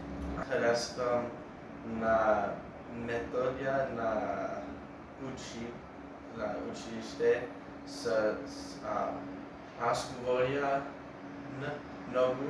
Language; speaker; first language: Bulgarian; early bilingual, heritage; English